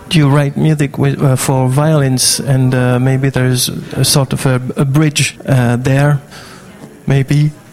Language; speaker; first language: English; non-native, fluent; French